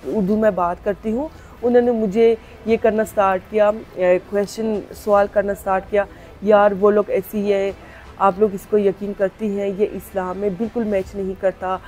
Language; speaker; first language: Urdu; non-native, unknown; Turkish